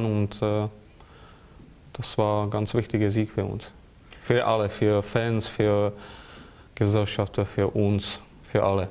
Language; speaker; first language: German; non-native, fluent; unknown